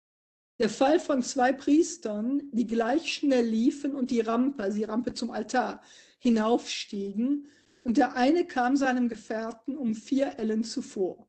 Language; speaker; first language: German; native; German